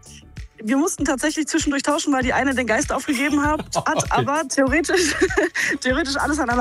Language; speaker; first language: German; native; German